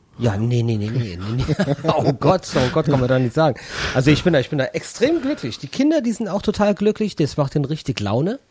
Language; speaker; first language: German; early bilingual, other home language; English